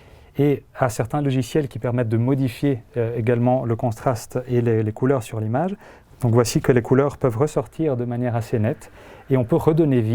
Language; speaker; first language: French; non-native, fluent; Italian